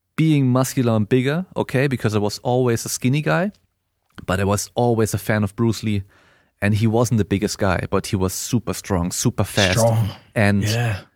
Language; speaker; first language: English; non-native, fluent; German